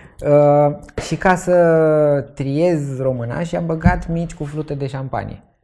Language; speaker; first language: Romanian; native; Romanian